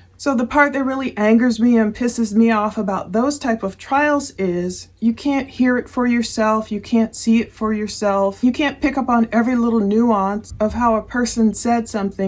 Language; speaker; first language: English; native; English